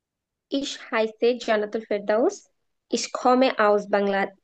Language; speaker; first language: German; non-native, learner; Bangla